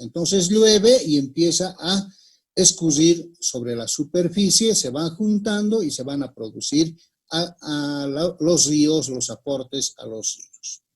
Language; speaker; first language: Spanish; native; Spanish